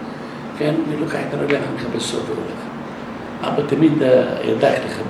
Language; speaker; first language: Hebrew; non-native, local second language; Arabic